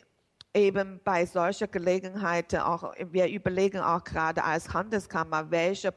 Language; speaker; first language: German; non-native, learner; Chinese